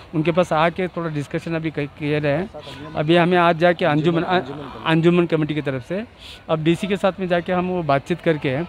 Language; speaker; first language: Hindi; non-native, local second language; Urdu